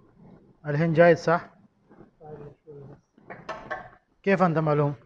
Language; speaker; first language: Arabic; non-native, learner; Urdu